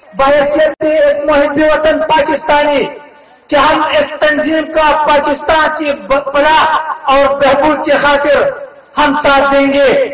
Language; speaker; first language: Urdu; non-native, local second language; Pashto